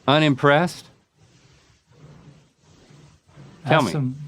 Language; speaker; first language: English; native; English